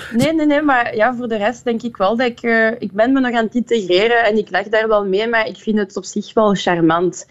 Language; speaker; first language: Dutch; non-native, local second language; French